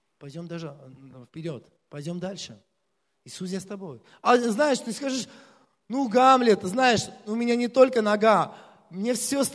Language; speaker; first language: Russian; non-native, local second language; Armenian